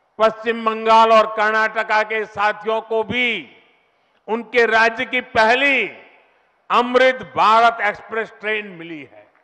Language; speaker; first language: Hindi; non-native, local second language; Gujarati